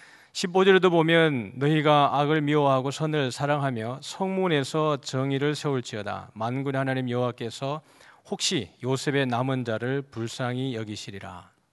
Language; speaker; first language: Korean; native; Korean